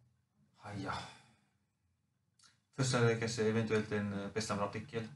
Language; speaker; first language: Swedish; non-native, fluent; Finnish